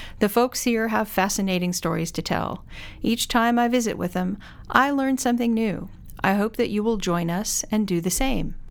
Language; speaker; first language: English; native; English